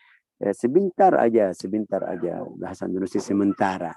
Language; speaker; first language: Indonesian; non-native, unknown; Arabic